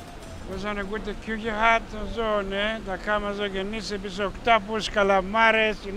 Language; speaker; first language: German; non-native, learner; Greek